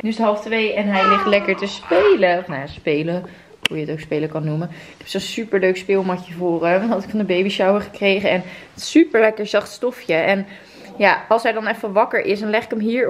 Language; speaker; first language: Dutch; native; Dutch